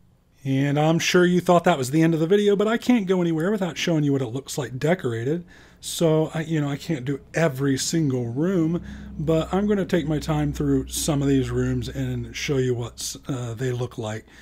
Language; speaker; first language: English; native; English